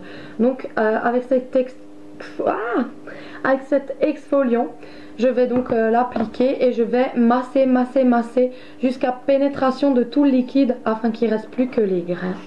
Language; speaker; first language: French; native; French